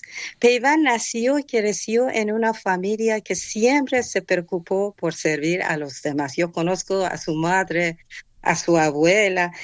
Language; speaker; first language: Spanish; non-native, fluent; Persian